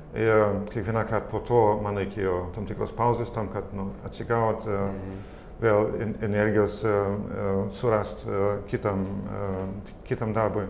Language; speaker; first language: Lithuanian; non-native, fluent; German